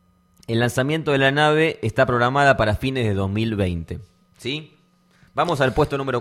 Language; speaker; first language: Spanish; native; Spanish